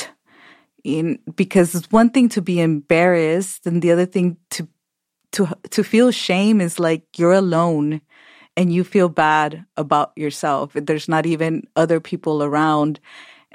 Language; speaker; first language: English; early bilingual, other home language; Spanish